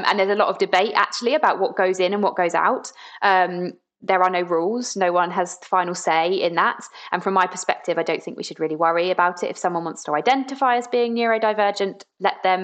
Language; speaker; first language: English; native; English